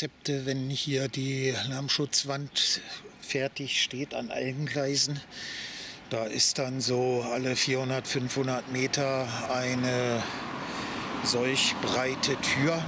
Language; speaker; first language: German; native; German